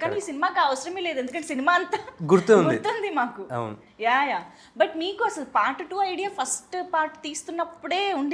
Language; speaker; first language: Telugu; native; Telugu